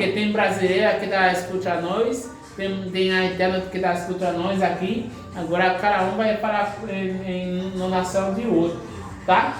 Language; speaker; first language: Portuguese; non-native, learner; Haitian Creole